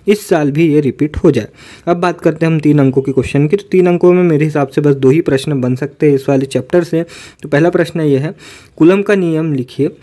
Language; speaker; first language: Hindi; native; Hindi